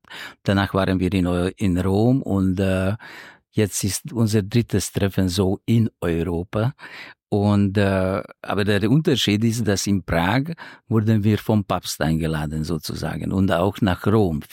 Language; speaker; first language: German; non-native, fluent; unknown